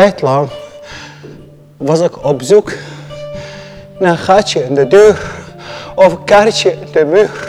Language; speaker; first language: Dutch; non-native, learner; Arabic